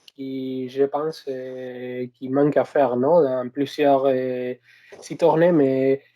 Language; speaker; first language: French; non-native, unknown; Spanish